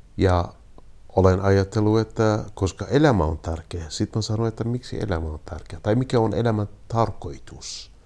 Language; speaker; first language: Finnish; non-native, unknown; Kurdish